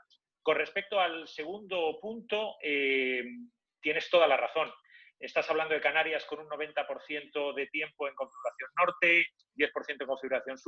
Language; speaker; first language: Spanish; native; Spanish